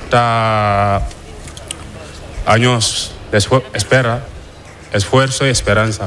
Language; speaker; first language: Spanish; non-native, fluent; Wolof